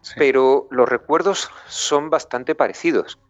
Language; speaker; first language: Spanish; native; Spanish